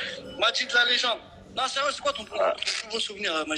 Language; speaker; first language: French; native; French